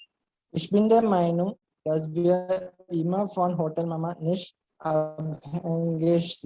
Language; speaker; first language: German; non-native, learner; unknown